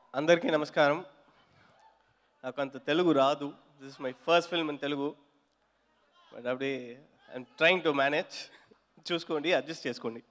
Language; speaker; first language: Telugu; non-native, learner; Tamil